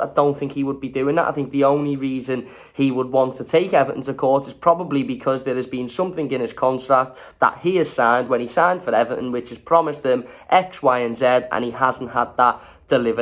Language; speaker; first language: English; native; English